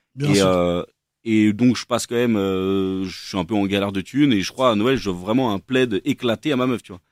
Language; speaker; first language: French; native; French